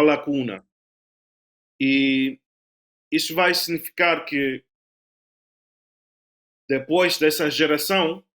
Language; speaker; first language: Portuguese; non-native, fluent; Spanish